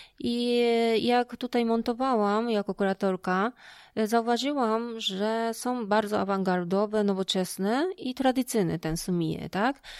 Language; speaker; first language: Polish; non-native, fluent; Japanese